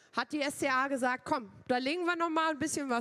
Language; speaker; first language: German; native; German